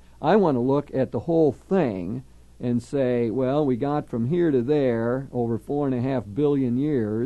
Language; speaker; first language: English; native; English